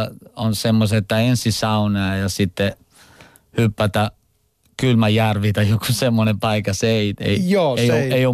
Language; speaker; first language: Finnish; non-native, local second language; Italian